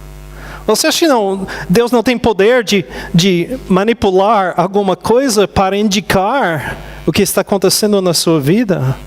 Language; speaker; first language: Portuguese; non-native, fluent; English